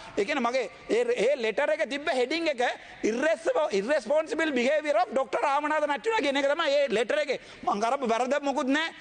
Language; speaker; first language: Sinhala; non-native, local second language; Tamil